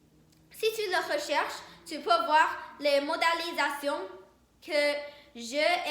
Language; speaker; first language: French; non-native, learner; Chinese